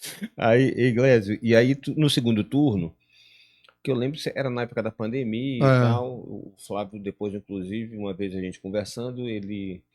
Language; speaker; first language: Portuguese; native; Portuguese